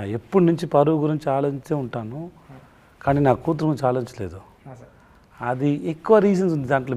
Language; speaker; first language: Telugu; non-native, learner; Tamil